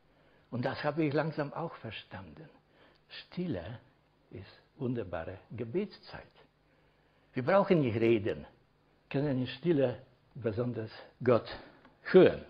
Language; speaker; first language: German; non-native, fluent; Polish